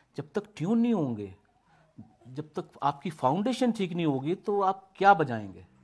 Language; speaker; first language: Urdu; native; Urdu